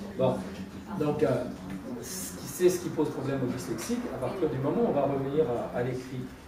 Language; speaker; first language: French; native; French